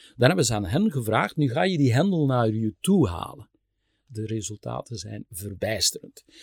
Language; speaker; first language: Dutch; native; Dutch